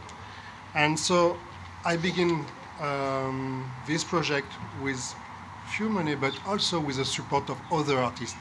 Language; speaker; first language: English; non-native, learner; French